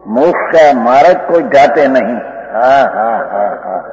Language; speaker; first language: Hindi; non-native, local second language; Gujarati